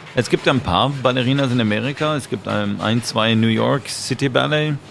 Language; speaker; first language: German; non-native, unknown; French